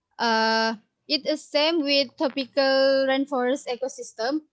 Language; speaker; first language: English; non-native, learner; Indonesian